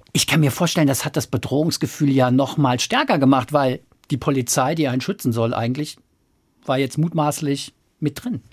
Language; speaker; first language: German; native; German